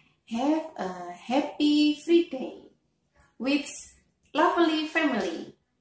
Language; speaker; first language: English; non-native, learner; Indonesian